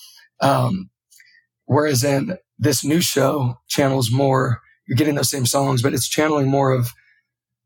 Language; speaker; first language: English; native; English